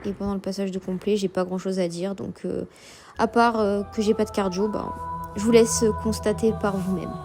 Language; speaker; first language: French; native; French